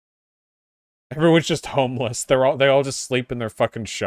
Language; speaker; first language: English; native; English